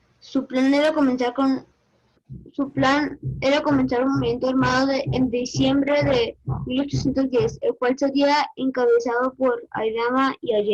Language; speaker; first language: Spanish; native; Spanish